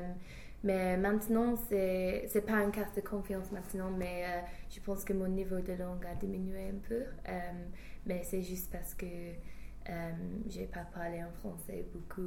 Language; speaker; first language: French; non-native, fluent; English